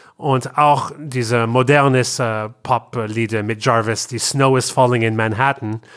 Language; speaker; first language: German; non-native, learner; English